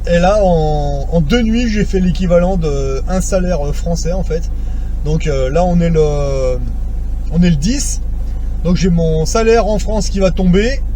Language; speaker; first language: French; native; French